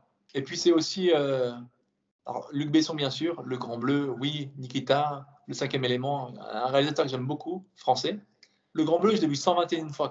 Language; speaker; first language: French; native; French